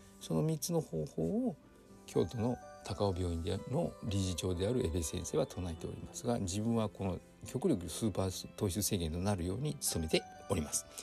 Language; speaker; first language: Japanese; native; Japanese